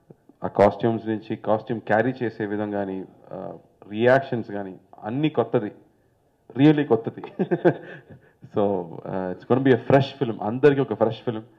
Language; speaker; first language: Telugu; non-native, learner; Tamil